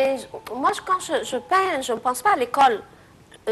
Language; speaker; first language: French; non-native, fluent; Arabic